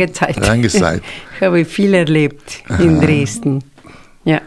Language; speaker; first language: German; non-native, fluent; Spanish